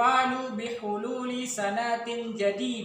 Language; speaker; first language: Arabic; non-native, learner; Indonesian